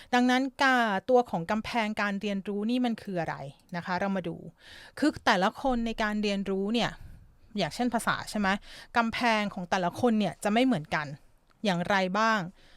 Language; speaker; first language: Thai; native; Thai